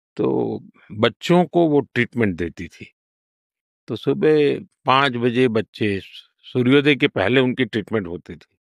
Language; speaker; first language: Hindi; non-native, local second language; Gujarati